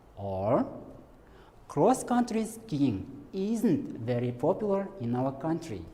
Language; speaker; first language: English; non-native, fluent; Kazakh